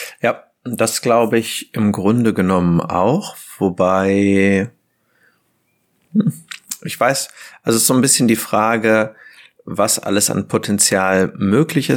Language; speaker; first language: German; native; German